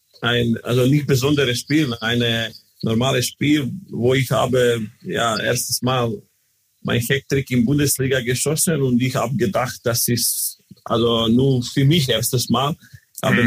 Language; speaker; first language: German; non-native, learner; Croatian